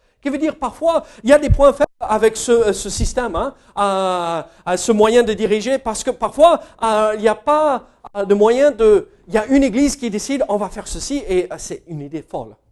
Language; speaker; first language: French; non-native, fluent; English